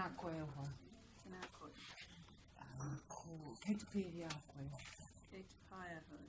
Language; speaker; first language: Māori; non-native, learner; English